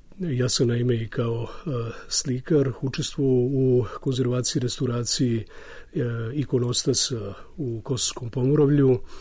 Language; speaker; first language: Serbian; native; Serbian